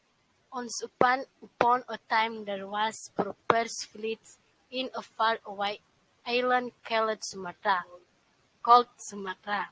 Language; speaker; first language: English; non-native, learner; Indonesian